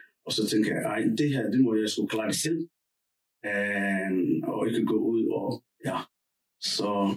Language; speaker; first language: Danish; non-native, fluent; Somali